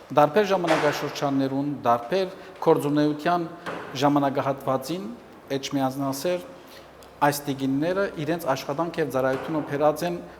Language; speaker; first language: Armenian; early bilingual, heritage; Armenian